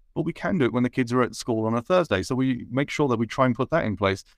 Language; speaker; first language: English; native; English